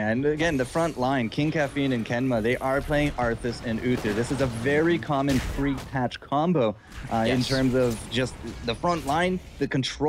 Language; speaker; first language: English; native; English